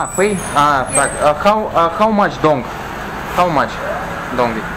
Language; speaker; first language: English; non-native, learner; Russian